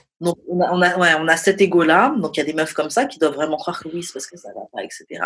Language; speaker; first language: French; native; French